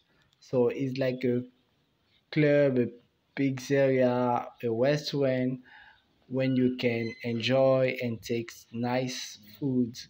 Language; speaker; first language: English; non-native, fluent; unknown